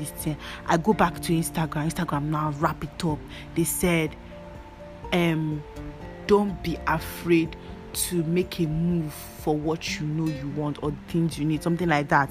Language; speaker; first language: English; non-native, local second language; Yoruba